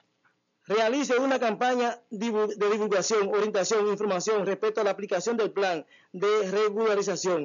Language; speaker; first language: Spanish; native; Spanish